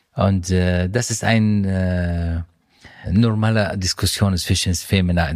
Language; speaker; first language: German; non-native, learner; Arabic